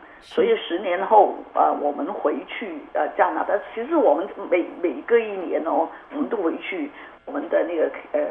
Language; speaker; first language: Chinese; non-native, local second language; Cantonese